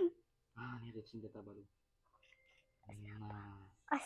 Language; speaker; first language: Indonesian; native; Indonesian